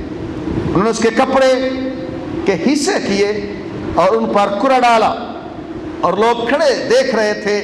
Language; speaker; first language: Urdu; non-native, local second language; Punjabi